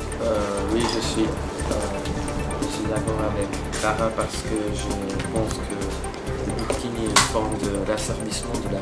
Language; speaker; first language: French; non-native, learner; English